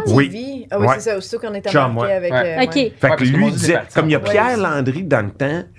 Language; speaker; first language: French; native; French